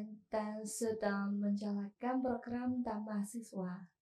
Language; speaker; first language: Indonesian; non-native, learner; Chinese